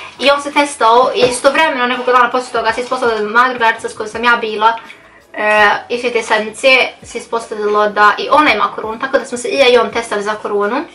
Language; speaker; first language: Bosnian; early bilingual, heritage; Bosnian